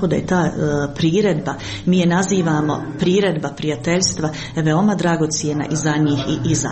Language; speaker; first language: Croatian; native; Croatian